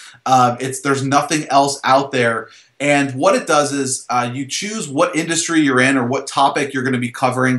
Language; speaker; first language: English; native; English